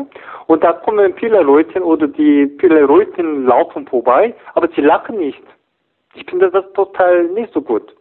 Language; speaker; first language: German; non-native, learner; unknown